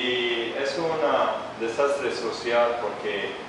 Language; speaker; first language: Spanish; non-native, fluent; Italian